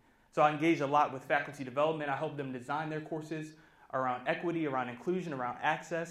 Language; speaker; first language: English; native; English